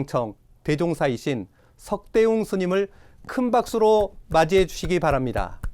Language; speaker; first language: Korean; native; Korean